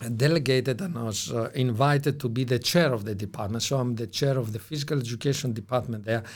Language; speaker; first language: English; non-native, fluent; Greek